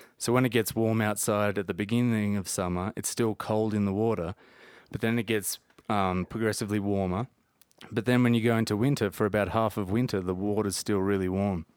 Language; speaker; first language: English; native; English